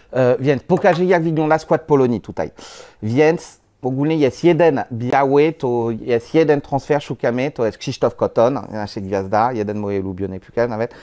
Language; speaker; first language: Polish; non-native, learner; French